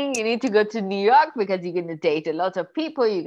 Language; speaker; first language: English; non-native, fluent; Persian